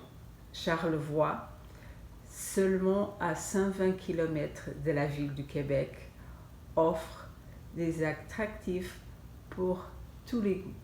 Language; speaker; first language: French; non-native, fluent; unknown